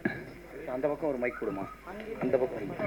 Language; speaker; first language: Tamil; non-native, local second language; Kannada